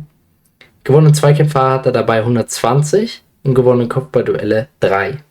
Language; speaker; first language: German; native; German